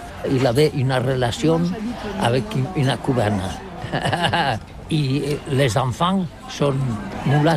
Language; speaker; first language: French; non-native, learner; Catalan